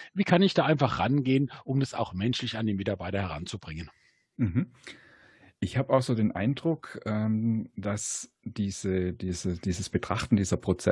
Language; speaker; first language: German; native; German